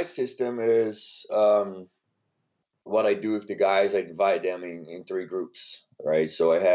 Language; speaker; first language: English; non-native, fluent; Portuguese